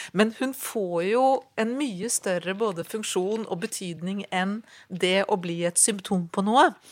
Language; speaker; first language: Norwegian; native; Norwegian